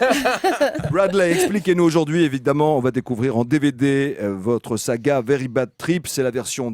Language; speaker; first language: French; native; French